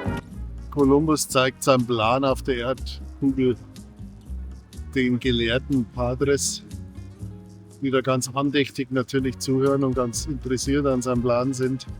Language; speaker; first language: German; native; German